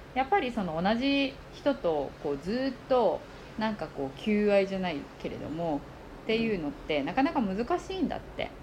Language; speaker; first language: Japanese; native; Japanese